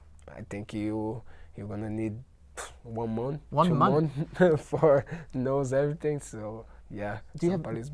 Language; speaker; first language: English; non-native, learner; Portuguese